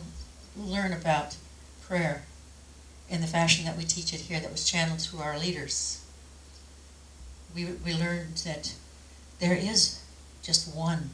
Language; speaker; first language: English; native; English